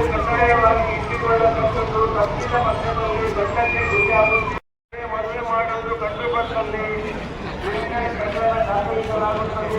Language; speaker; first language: Kannada; native; Kannada